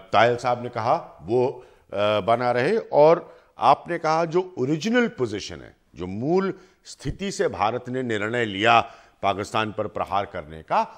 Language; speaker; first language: Hindi; native; Hindi